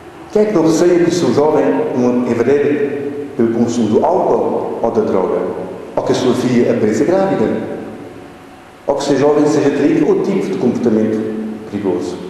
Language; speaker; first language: Portuguese; native; Portuguese